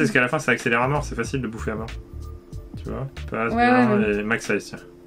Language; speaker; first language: French; native; French